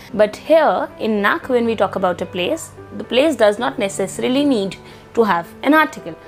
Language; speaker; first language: English; non-native, local second language; Hindi